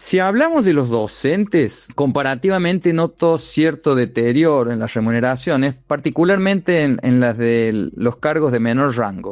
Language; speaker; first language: Spanish; native; Spanish